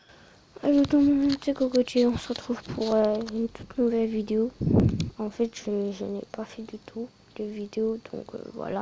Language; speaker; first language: French; native; French